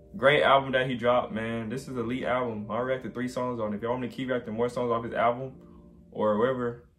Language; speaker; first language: English; native; English